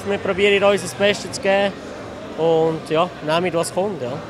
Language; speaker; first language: German; native; German